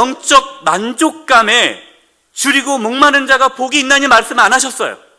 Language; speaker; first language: Korean; native; Korean